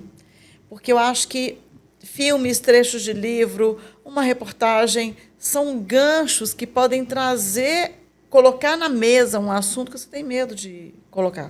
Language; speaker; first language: Portuguese; native; Portuguese